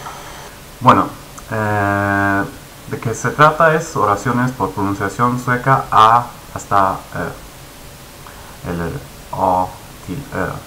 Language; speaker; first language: Spanish; non-native, fluent; Swedish